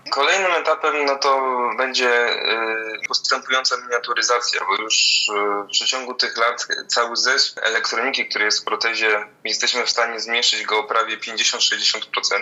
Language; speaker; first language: Polish; native; Polish